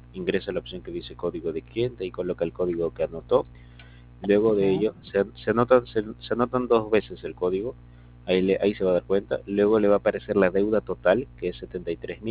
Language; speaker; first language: Spanish; native; Spanish